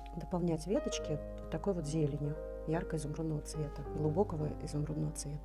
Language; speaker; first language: Russian; native; Russian